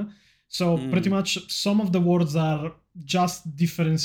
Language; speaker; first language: English; non-native, fluent; Italian